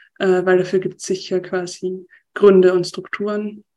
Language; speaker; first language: German; native; German